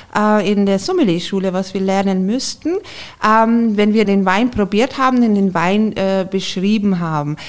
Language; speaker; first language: German; non-native, fluent; Hungarian